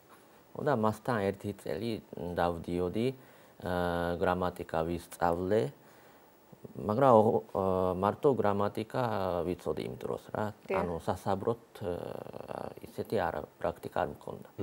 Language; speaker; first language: Georgian; non-native, fluent; Japanese